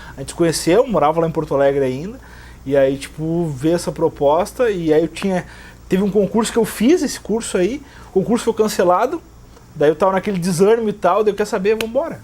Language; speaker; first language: Portuguese; native; Portuguese